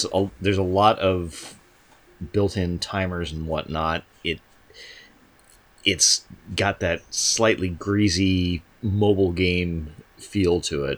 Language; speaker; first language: English; native; English